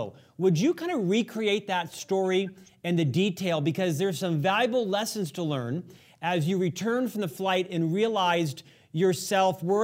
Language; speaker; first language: English; native; English